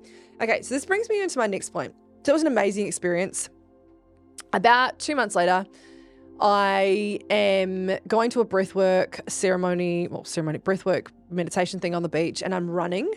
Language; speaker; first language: English; native; English